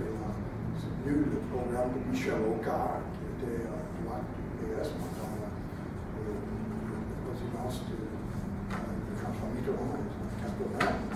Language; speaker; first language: French; non-native, fluent; English